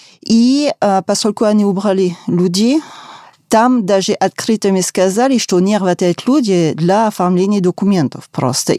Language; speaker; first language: Russian; non-native, fluent; French